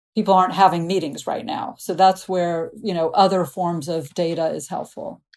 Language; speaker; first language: English; native; English